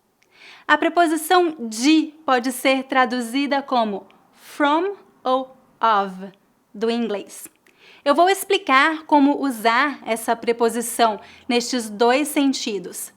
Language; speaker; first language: Portuguese; native; Portuguese